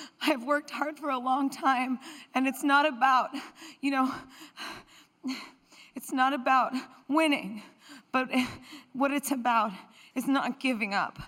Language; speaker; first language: English; native; English